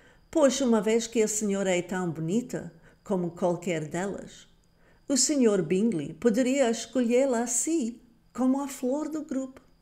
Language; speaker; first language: Portuguese; non-native, fluent; English